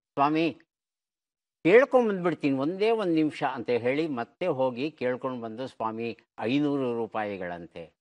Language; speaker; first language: Kannada; native; Kannada